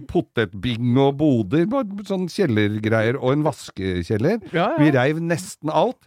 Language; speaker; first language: Norwegian; native; Norwegian